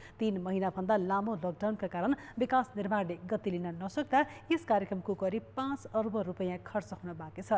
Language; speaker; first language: Nepali; native; Nepali